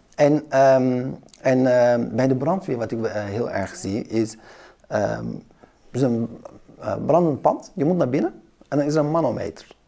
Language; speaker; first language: Dutch; early bilingual, other home language; Kurdish